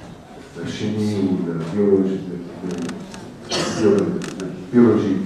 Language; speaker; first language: French; non-native, fluent; English